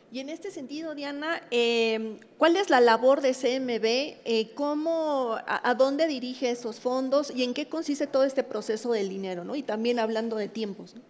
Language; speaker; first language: Spanish; native; Spanish